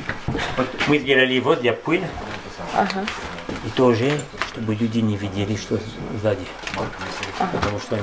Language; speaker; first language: Russian; non-native, learner; French